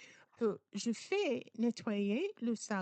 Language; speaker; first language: French; non-native, fluent; English